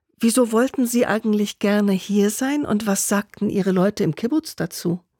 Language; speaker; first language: German; native; German